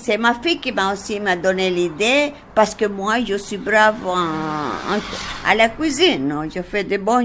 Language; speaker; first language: French; non-native, local second language; Arabic